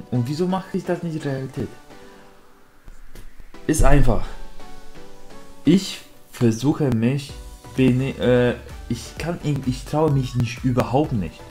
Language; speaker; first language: German; non-native, learner; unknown